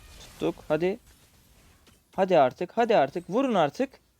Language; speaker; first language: Turkish; native; Turkish